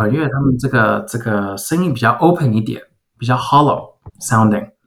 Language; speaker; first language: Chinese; early bilingual, heritage; Chinese